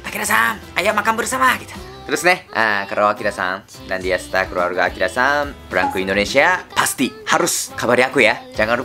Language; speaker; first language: Indonesian; non-native, fluent; Japanese